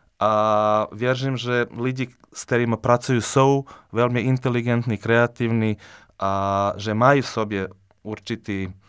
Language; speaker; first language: Czech; non-native, fluent; Serbian